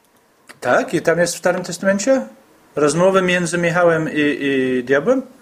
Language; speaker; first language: Polish; non-native, fluent; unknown